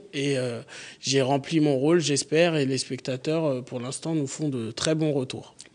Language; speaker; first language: French; native; French